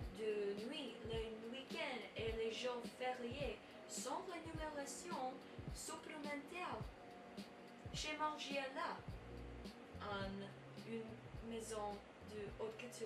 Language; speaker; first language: French; non-native, learner; English